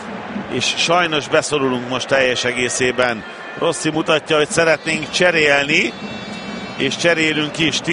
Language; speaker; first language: Hungarian; native; Hungarian